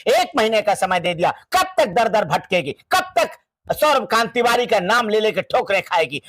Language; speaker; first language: Hindi; native; Hindi